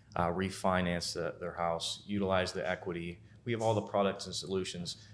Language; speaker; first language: English; native; English